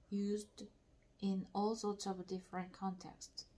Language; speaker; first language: English; non-native, learner; Korean